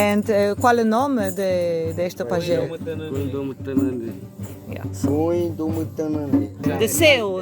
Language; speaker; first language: Portuguese; non-native, learner; English